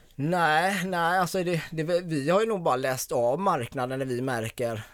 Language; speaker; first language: Swedish; native; Swedish